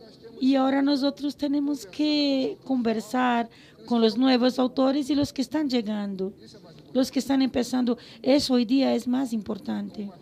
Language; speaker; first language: Spanish; non-native, fluent; Portuguese